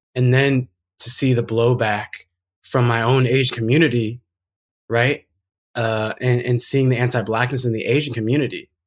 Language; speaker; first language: English; native; English